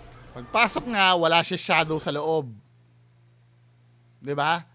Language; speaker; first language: Filipino; native; Filipino